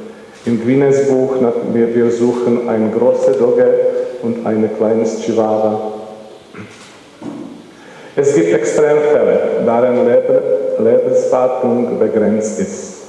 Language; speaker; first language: German; non-native, learner; Czech